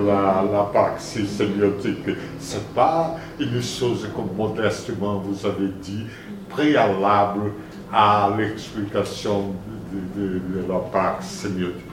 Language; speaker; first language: French; non-native, fluent; Spanish